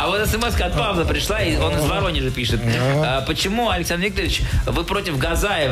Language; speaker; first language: Russian; native; Russian